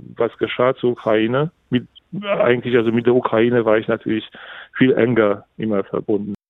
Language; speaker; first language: German; non-native, fluent; Polish